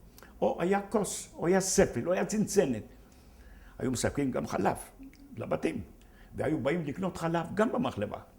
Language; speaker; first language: Hebrew; non-native, fluent; Ladino